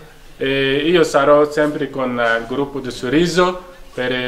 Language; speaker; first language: Italian; non-native, fluent; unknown